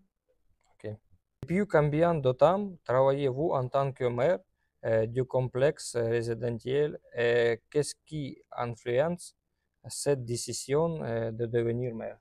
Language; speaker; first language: French; non-native, learner; Russian